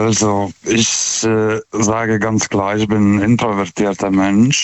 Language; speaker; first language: German; non-native, fluent; Lithuanian